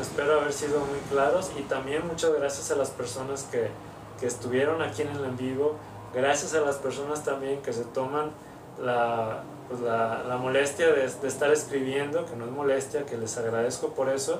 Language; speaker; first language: Spanish; native; Spanish